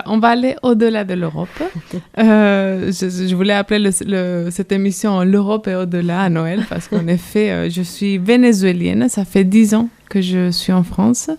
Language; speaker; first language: French; non-native, fluent; Spanish